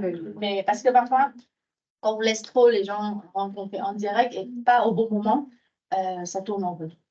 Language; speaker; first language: French; non-native, fluent; Vietnamese